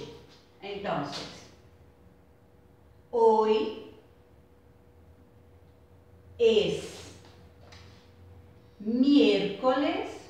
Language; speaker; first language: Spanish; non-native, fluent; Portuguese